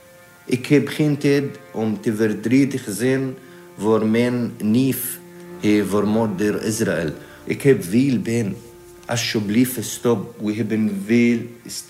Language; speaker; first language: Dutch; non-native, learner; Arabic